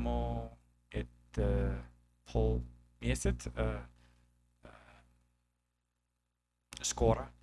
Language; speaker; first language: Russian; non-native, learner; English